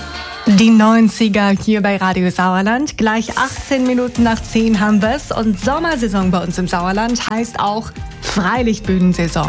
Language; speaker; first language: German; native; German